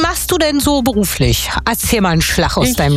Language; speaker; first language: German; native; German